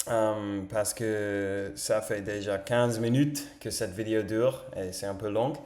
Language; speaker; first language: French; non-native, learner; English